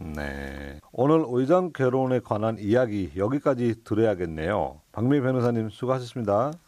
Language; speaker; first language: Korean; non-native, fluent; Nepali